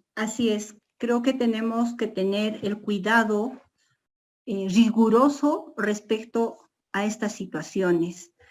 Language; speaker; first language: Spanish; non-native, local second language; Quechua